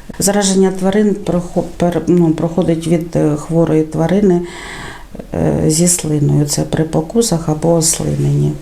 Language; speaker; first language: Ukrainian; native; Ukrainian